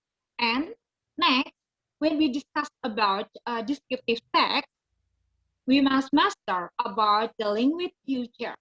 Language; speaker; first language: English; non-native, learner; Indonesian